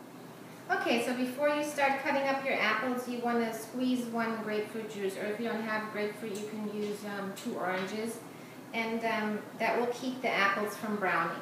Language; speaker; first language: English; non-native, fluent; German